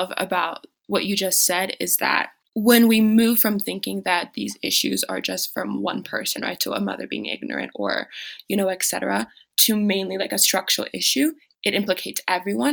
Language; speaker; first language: English; non-native, local second language; French